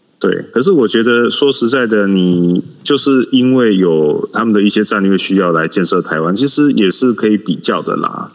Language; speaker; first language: Chinese; native; Chinese